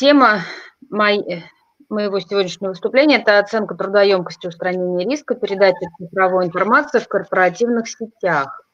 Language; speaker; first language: Russian; native; Russian